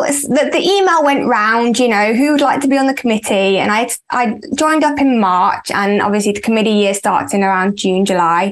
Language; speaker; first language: English; native; English